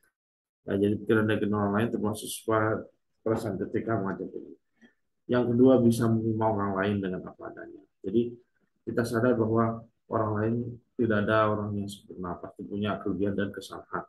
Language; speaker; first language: Indonesian; native; Indonesian